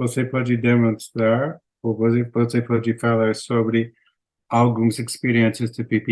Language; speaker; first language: Portuguese; non-native, learner; English